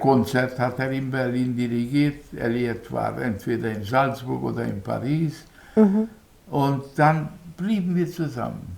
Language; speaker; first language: German; non-native, fluent; Hungarian